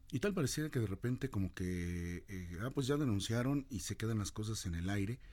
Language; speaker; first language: Spanish; native; Spanish